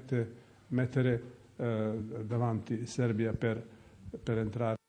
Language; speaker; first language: Italian; non-native, learner; Serbian